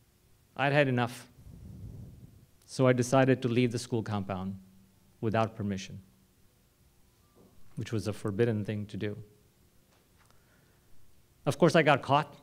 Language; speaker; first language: English; non-native, local second language; Hindi